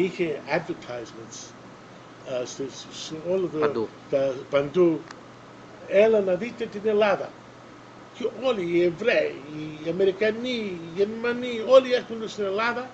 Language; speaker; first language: Greek; early bilingual, other home language; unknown